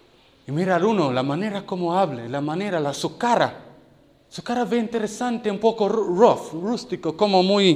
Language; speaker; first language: Spanish; non-native, learner; English